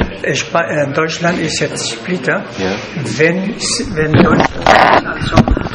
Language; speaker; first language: German; non-native, fluent; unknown